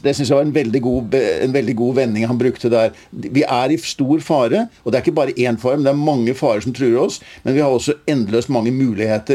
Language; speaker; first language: Norwegian; native; Norwegian